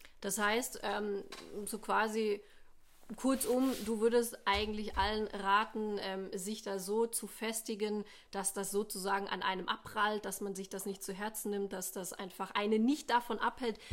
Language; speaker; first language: German; native; German